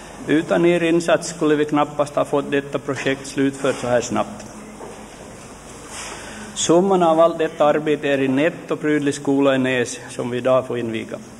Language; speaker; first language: Swedish; native; Swedish